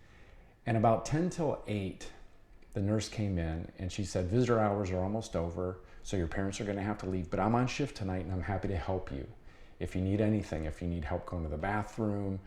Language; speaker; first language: English; native; English